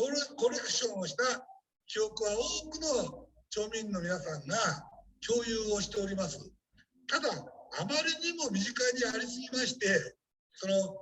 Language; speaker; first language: Japanese; native; Japanese